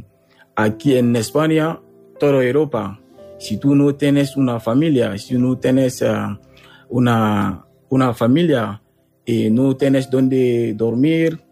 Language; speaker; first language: Spanish; non-native, learner; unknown